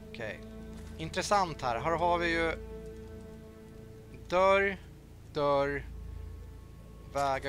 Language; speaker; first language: Swedish; native; Swedish